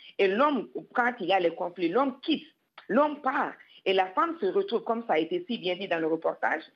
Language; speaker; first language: French; non-native, local second language; Bambara